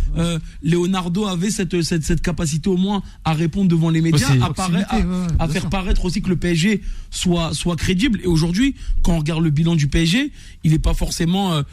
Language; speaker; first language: French; native; French